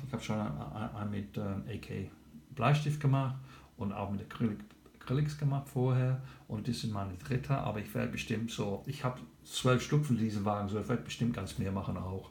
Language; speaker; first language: German; non-native, learner; English